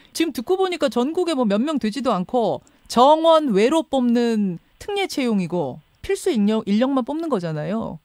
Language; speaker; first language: Korean; native; Korean